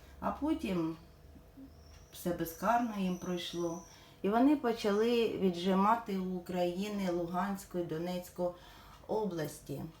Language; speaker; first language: Ukrainian; non-native, local second language; Russian